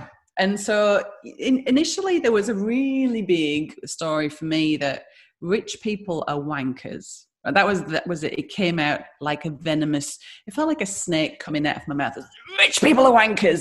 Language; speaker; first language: English; native; English